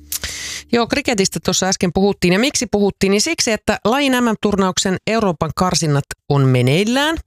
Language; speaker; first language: Finnish; native; Finnish